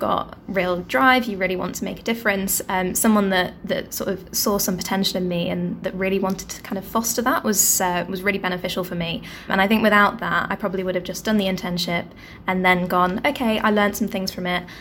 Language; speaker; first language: English; native; English